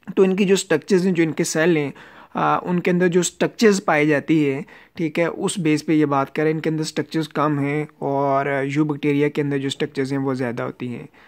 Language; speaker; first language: Urdu; non-native, local second language; Punjabi